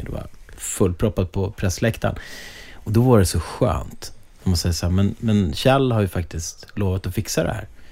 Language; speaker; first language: Swedish; native; Swedish